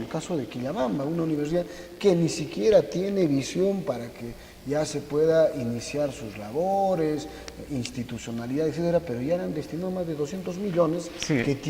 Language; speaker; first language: Spanish; native; Spanish